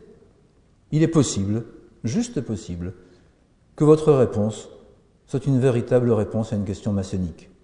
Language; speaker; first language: French; native; French